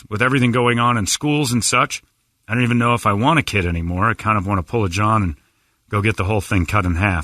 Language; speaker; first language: English; native; English